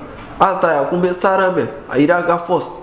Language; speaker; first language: Romanian; non-native, learner; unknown